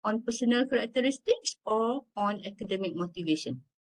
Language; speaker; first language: English; non-native, local second language; Malay